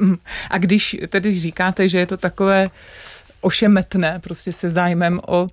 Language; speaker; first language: Czech; native; Czech